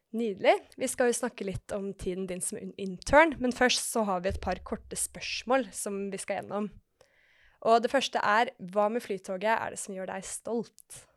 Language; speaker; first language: Norwegian; native; Norwegian